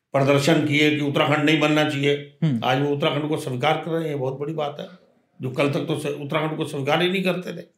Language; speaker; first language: Hindi; native; Hindi